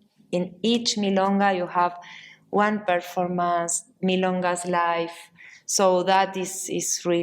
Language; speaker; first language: English; non-native, learner; Spanish